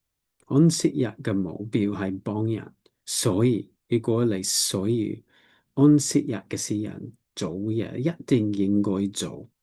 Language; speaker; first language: Cantonese; non-native, learner; English